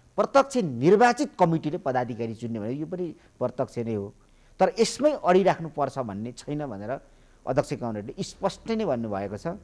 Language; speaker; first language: Nepali; native; Nepali